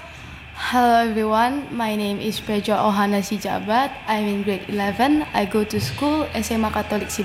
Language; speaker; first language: English; non-native, learner; Indonesian